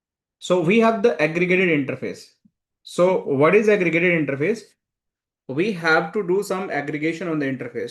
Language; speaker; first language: English; non-native, local second language; Hindi